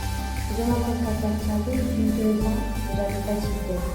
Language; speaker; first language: French; non-native, learner; Arabic